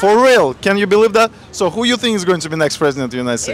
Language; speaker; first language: English; non-native, fluent; Russian